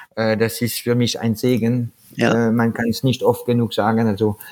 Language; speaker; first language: German; non-native, fluent; French